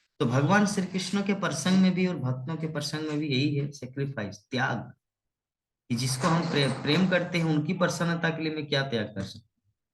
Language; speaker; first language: Hindi; non-native, local second language; Bangla